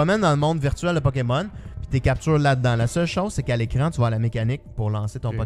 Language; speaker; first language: French; native; French